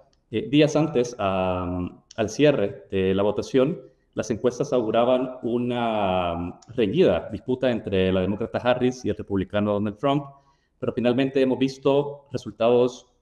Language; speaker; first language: Spanish; native; Spanish